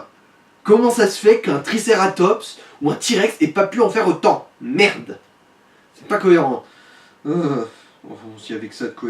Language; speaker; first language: French; native; French